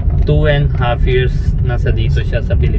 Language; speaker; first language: Filipino; non-native, learner; Punjabi